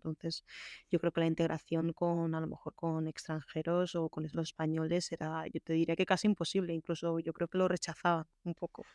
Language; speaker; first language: Spanish; early bilingual, other home language; Chinese